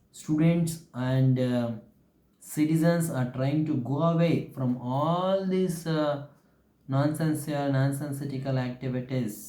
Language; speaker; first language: English; non-native, local second language; Kannada